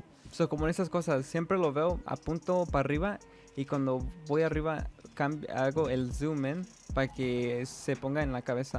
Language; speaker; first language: Spanish; early bilingual, heritage; Spanish